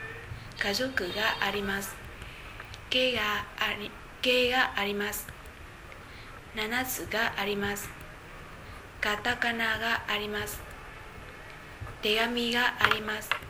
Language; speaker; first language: Japanese; non-native, learner; Vietnamese